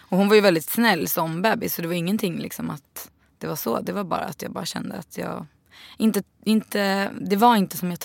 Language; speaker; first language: Swedish; native; Swedish